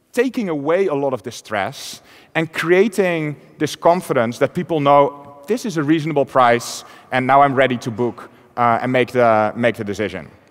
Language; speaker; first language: English; non-native, fluent; Dutch